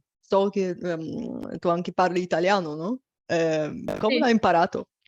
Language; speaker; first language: Italian; non-native, learner; Bulgarian